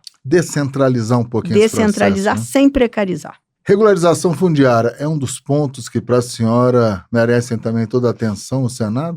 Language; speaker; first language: Portuguese; native; Portuguese